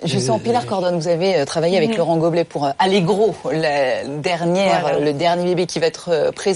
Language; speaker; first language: French; native; French